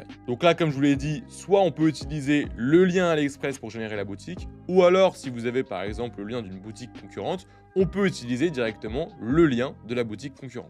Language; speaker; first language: French; native; French